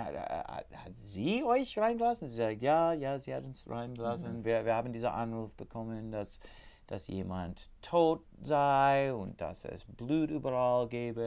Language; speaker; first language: German; non-native, learner; English